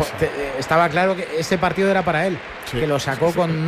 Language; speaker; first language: Spanish; native; Spanish